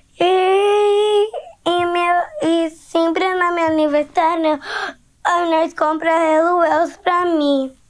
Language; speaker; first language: Portuguese; early bilingual, heritage; Portuguese